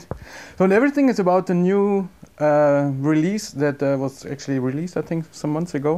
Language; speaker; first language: English; non-native, fluent; German